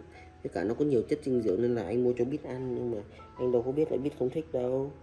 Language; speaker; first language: Vietnamese; native; Vietnamese